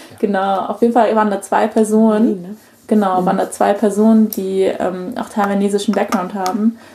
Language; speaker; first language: German; early bilingual, other home language; Chinese